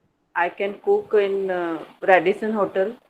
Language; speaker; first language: English; non-native, learner; Hindi